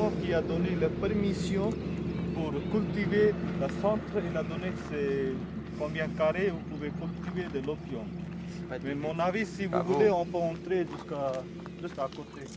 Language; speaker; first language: French; non-native, learner; Hindi